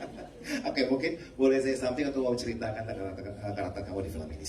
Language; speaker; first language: Indonesian; native; Indonesian